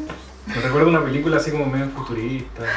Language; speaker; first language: Spanish; native; Spanish